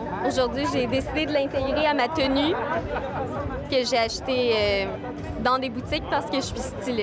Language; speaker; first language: French; native; French